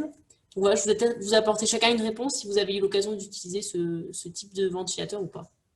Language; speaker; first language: French; native; French